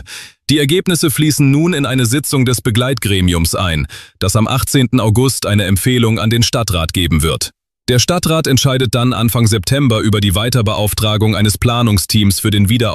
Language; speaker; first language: German; native; German